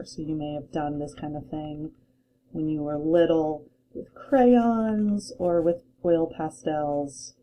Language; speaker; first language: English; native; English